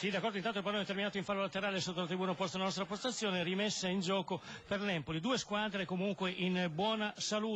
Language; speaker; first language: Italian; native; Italian